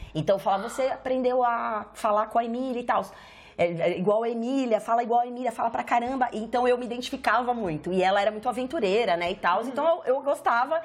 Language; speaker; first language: Portuguese; native; Portuguese